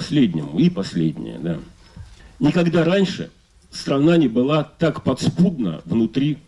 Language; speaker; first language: Russian; native; Russian